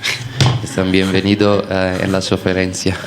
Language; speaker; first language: Spanish; non-native, fluent; English